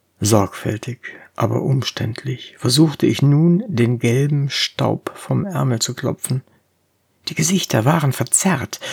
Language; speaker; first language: German; native; German